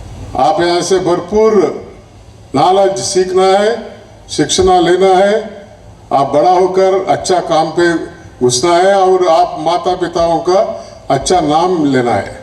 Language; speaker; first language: Hindi; non-native, local second language; Telugu